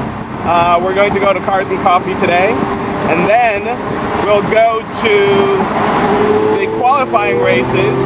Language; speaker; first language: English; native; English